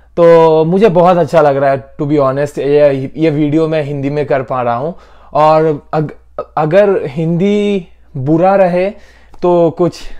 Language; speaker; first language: Hindi; non-native, local second language; Bangla